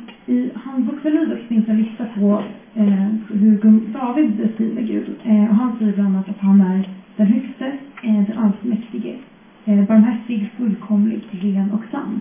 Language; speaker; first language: Swedish; native; Swedish